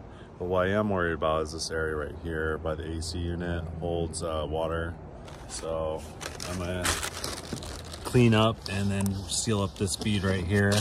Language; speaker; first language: English; native; English